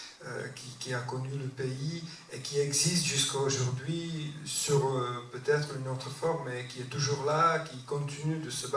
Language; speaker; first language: French; non-native, fluent; Czech